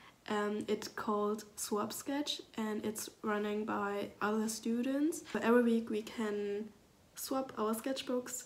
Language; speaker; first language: English; non-native, fluent; German